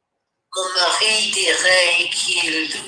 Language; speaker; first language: French; non-native, learner; English